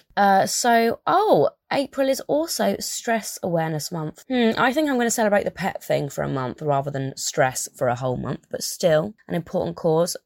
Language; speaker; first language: English; native; English